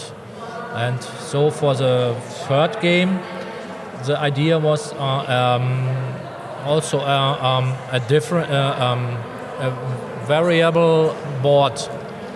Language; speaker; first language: English; non-native, learner; German